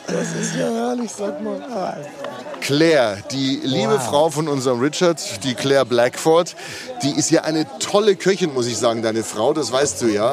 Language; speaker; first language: German; native; German